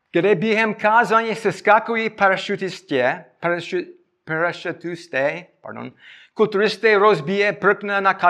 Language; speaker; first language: Czech; non-native, fluent; English